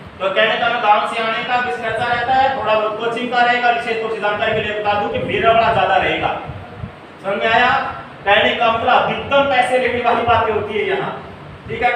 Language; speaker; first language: Hindi; native; Hindi